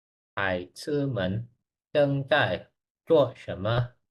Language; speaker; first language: Chinese; non-native, learner; Indonesian